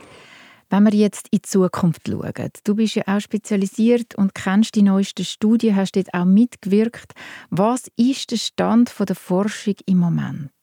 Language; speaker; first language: German; native; German